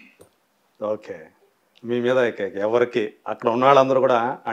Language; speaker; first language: Telugu; native; Telugu